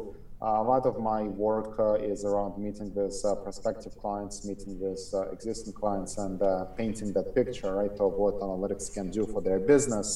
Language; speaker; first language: English; non-native, fluent; Ukrainian